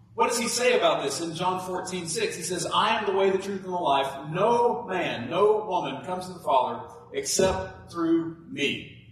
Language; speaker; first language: English; native; English